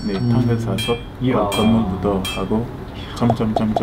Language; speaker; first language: Korean; non-native, learner; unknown